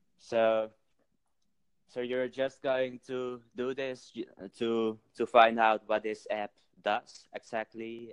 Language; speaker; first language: English; non-native, fluent; Dutch